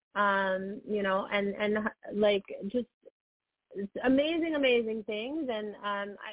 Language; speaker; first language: English; native; English